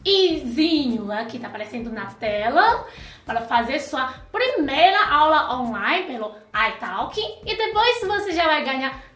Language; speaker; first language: Portuguese; non-native, fluent; Chinese